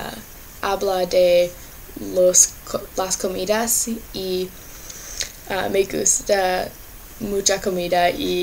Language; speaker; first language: Spanish; non-native, learner; English